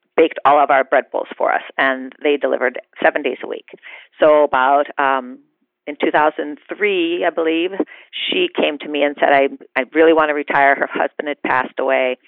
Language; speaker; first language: English; native; English